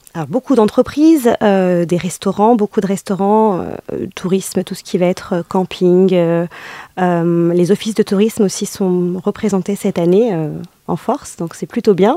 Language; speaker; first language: French; native; French